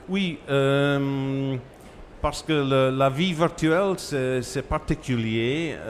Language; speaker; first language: French; non-native, fluent; English